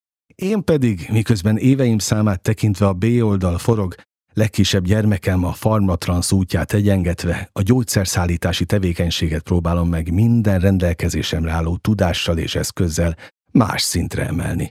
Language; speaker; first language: Hungarian; native; Hungarian